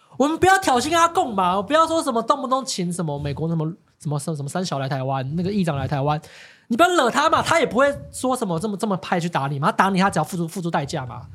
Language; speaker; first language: Chinese; native; Chinese